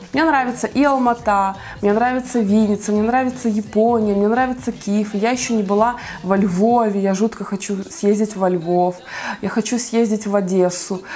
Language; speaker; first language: Russian; native; Russian